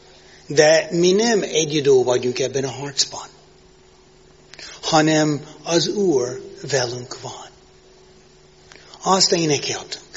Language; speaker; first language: Hungarian; non-native, fluent; English